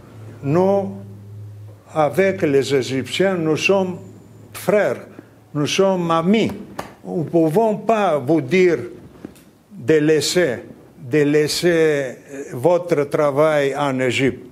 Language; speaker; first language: French; non-native, fluent; Greek